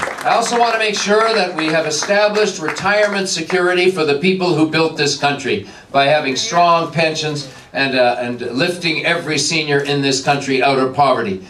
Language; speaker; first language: English; native; English